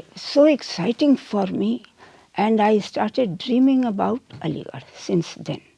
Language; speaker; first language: English; non-native, local second language; Urdu